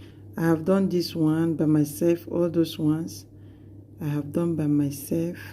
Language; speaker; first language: English; non-native, local second language; Nigerian Pidgin